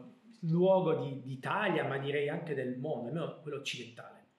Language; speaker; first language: Italian; native; Italian